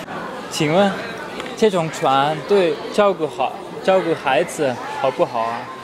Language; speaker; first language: Chinese; non-native, fluent; Dutch